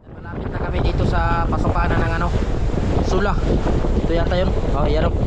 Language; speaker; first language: Filipino; non-native, local second language; Masbatenyo